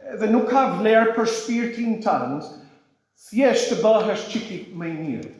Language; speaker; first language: Albanian; non-native, fluent; English